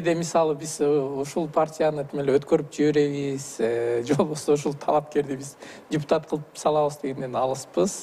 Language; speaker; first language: Kyrgyz; native; Kyrgyz